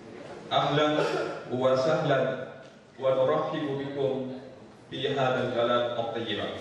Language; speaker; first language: Arabic; non-native, fluent; Indonesian